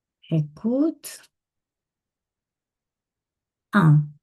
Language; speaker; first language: French; non-native, fluent; Spanish